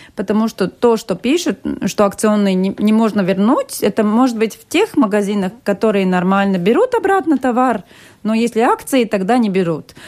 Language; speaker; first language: Russian; non-native, local second language; Latvian